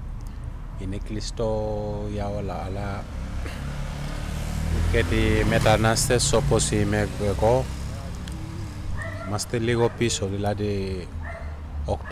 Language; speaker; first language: Greek; non-native, learner; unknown